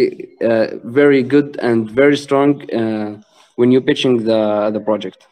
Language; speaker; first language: English; non-native, learner; Arabic